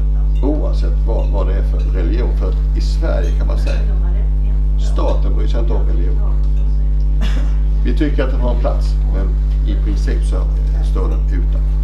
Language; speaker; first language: Swedish; native; Swedish